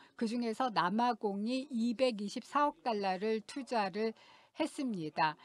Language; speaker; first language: Korean; non-native, fluent; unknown